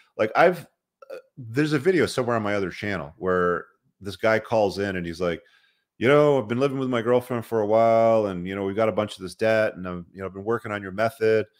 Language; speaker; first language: English; native; English